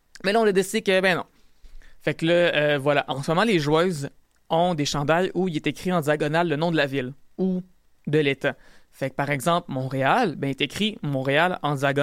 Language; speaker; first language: French; native; French